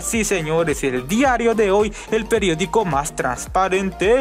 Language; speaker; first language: Spanish; native; Spanish